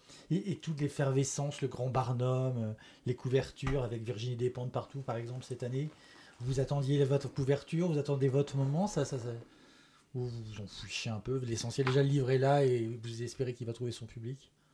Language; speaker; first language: French; native; French